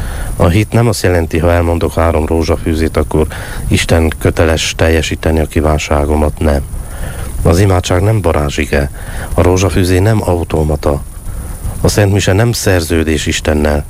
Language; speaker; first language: Hungarian; native; Hungarian